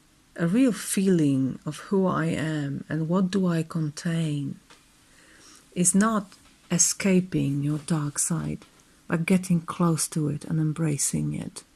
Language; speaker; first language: English; non-native, fluent; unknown